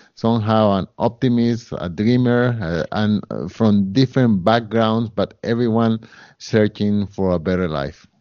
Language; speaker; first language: English; non-native, fluent; Spanish